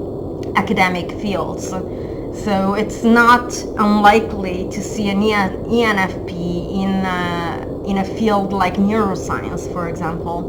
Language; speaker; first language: English; non-native, fluent; Italian